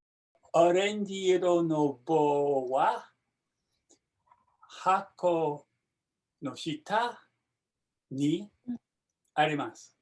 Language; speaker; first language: Japanese; non-native, learner; English